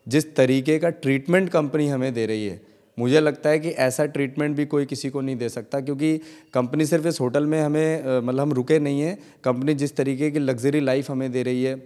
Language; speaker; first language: Hindi; native; Hindi